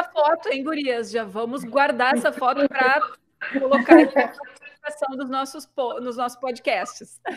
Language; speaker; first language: Portuguese; native; Portuguese